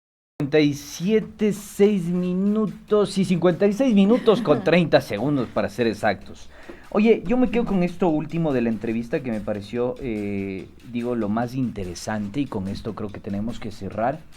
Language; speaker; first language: Spanish; native; Spanish